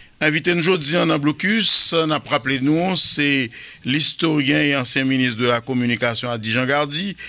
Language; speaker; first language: French; non-native, local second language; Haitian Creole